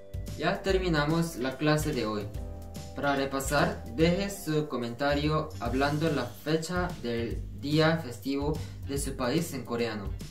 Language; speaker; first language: Spanish; non-native, fluent; Korean